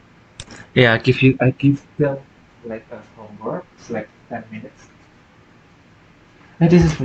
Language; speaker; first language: English; non-native, fluent; Indonesian